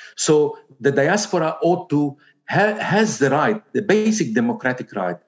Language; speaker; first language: English; non-native, fluent; Arabic